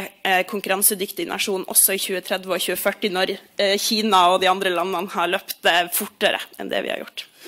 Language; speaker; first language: Norwegian; native; Norwegian